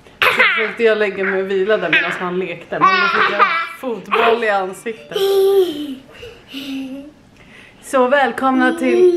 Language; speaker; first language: Swedish; native; Swedish